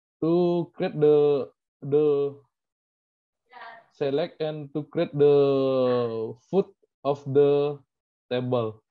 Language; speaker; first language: English; non-native, learner; Indonesian